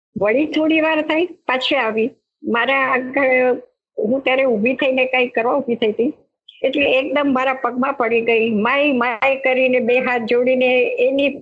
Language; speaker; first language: Gujarati; native; Gujarati